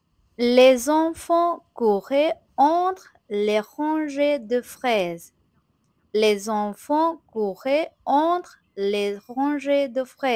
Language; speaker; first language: French; non-native, fluent; Tamil